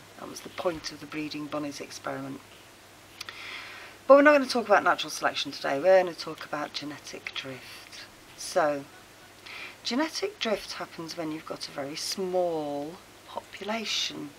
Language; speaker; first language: English; native; English